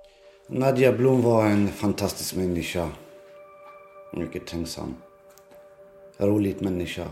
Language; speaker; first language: Swedish; early bilingual, other home language; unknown